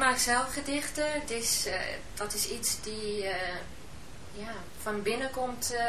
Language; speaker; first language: Dutch; non-native, fluent; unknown